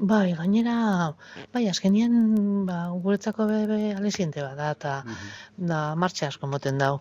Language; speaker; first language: Basque; native; Basque